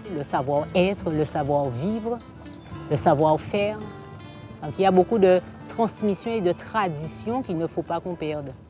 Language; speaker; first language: French; native; French